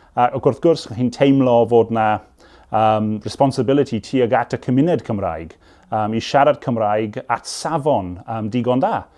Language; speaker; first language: Welsh; non-native, local second language; English